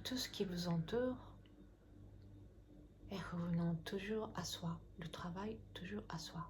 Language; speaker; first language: French; non-native, fluent; Japanese